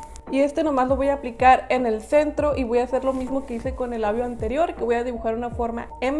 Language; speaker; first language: Spanish; native; Spanish